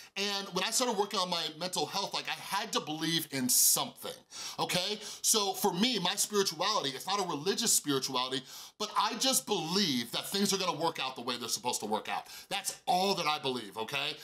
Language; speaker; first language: English; native; English